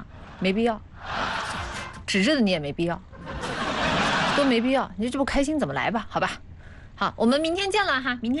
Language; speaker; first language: Chinese; native; Chinese